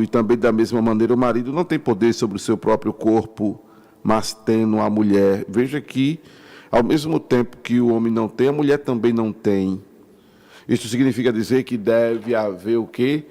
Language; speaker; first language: Portuguese; native; Portuguese